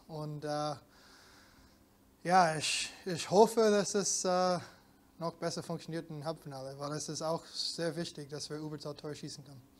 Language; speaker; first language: German; non-native, fluent; English